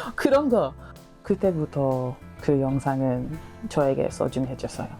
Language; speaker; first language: Korean; non-native, learner; English